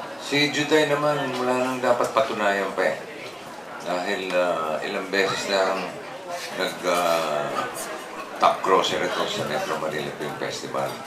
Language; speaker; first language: Filipino; native; Filipino